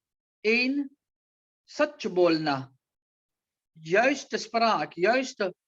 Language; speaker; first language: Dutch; non-native, local second language; Caribbean Hindustani